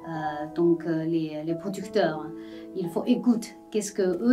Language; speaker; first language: French; non-native, learner; Chinese